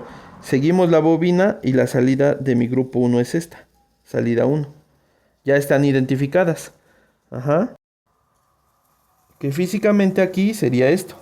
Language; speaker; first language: Spanish; native; Spanish